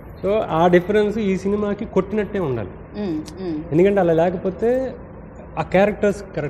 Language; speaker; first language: Telugu; native; Telugu